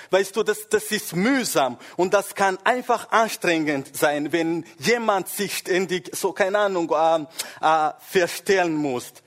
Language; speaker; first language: German; non-native, fluent; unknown